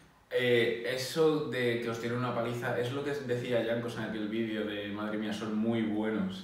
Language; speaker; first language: Spanish; native; Spanish